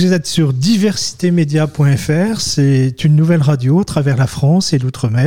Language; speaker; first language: French; native; French